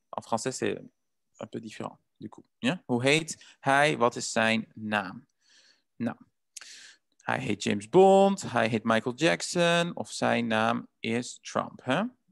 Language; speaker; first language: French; non-native, fluent; Dutch